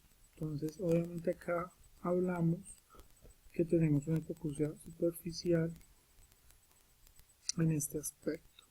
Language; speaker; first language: Spanish; native; Spanish